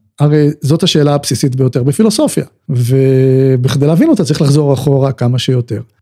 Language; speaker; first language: Hebrew; native; Hebrew